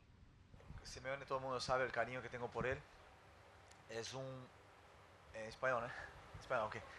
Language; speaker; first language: Spanish; non-native, fluent; Portuguese